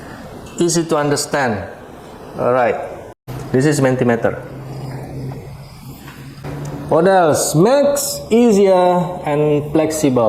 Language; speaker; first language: English; non-native, fluent; Indonesian